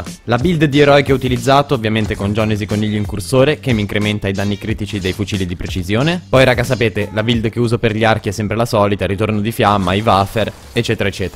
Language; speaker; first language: Italian; native; Italian